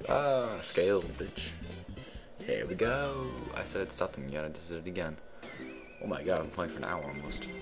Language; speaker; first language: English; native; English